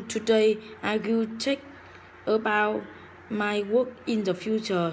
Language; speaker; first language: English; non-native, learner; Vietnamese